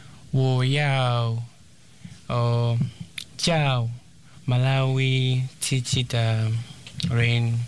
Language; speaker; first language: Chinese; non-native, learner; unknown